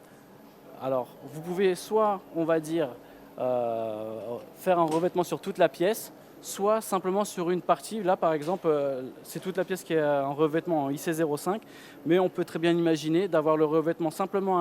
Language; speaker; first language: French; native; French